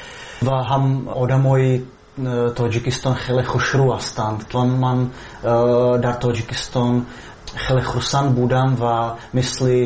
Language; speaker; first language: Persian; non-native, fluent; Slovak